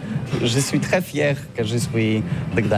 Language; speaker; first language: French; non-native, learner; Polish